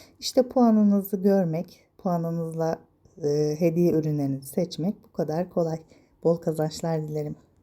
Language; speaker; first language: Turkish; native; Turkish